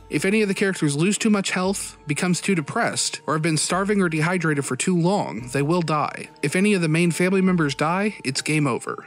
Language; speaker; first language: English; native; English